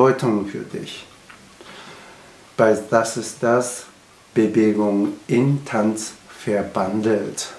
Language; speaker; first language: German; non-native, learner; Japanese